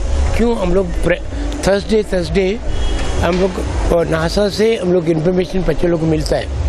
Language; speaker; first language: Hindi; non-native, local second language; Tamil